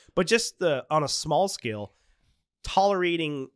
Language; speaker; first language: English; native; English